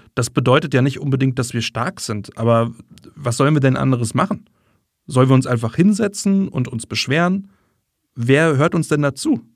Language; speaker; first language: German; non-native, fluent; English